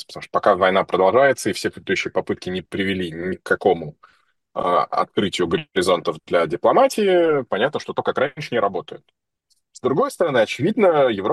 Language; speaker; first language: Russian; native; Russian